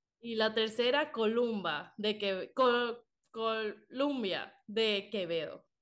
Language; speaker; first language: Spanish; early bilingual, other home language; English